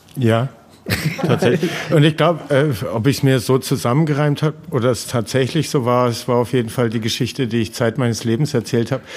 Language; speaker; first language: German; native; German